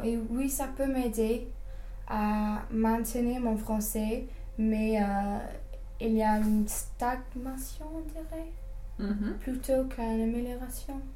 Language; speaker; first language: French; non-native, fluent; English